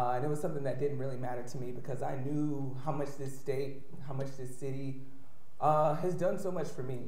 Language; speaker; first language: English; native; English